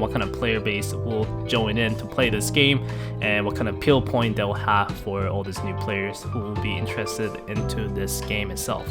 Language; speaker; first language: English; non-native, fluent; Korean